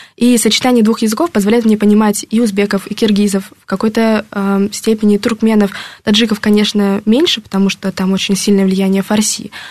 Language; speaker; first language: Russian; native; Russian